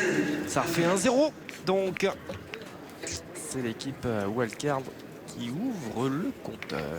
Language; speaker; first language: French; native; French